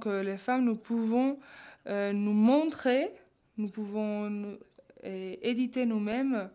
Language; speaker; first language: French; non-native, fluent; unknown